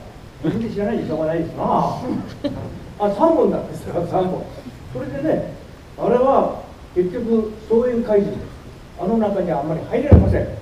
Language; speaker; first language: Japanese; native; Japanese